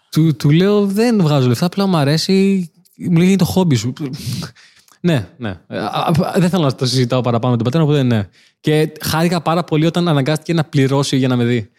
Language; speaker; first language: Greek; early bilingual, other home language; Albanian